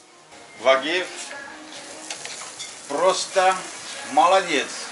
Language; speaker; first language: Russian; non-native, learner; English